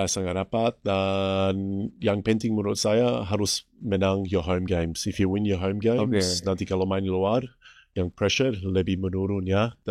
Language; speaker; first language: Indonesian; non-native, fluent; English